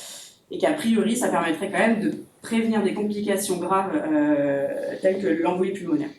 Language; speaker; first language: French; native; French